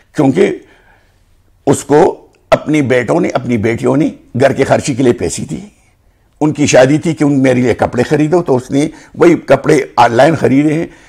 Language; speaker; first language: Urdu; non-native, local second language; Pashto